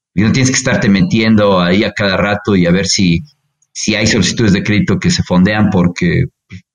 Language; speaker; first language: Spanish; native; Spanish